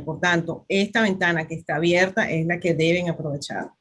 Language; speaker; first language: Spanish; native; Spanish